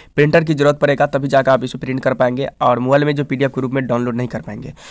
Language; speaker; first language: Hindi; native; Hindi